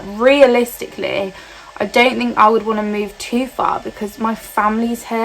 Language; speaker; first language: English; native; English